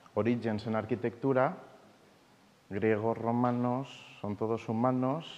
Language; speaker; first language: Spanish; non-native, local second language; Catalan